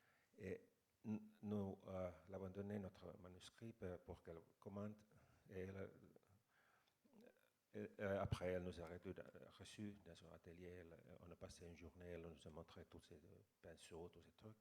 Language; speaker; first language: French; non-native, fluent; Finnish